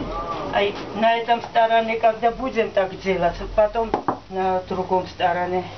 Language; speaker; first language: Russian; non-native, fluent; Georgian